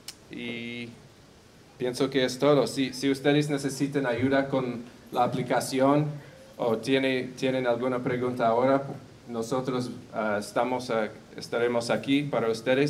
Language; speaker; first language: Spanish; non-native, fluent; English